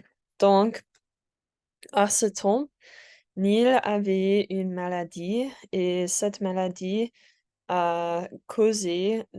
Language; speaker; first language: French; non-native, learner; English